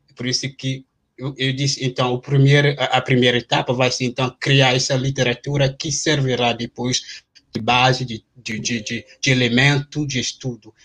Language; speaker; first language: Portuguese; non-native, fluent; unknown